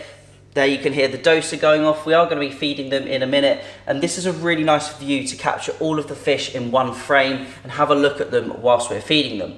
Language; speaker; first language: English; native; English